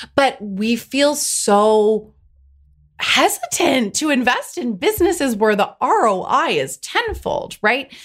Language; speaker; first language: English; native; English